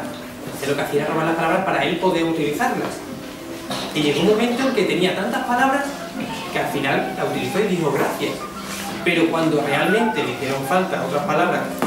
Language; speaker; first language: Spanish; native; Spanish